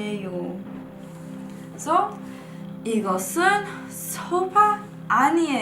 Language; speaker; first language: Korean; non-native, learner; English